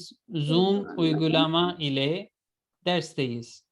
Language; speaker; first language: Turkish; non-native, fluent; Urdu